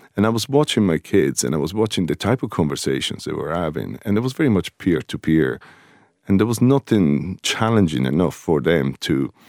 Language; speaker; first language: English; non-native, fluent; Italian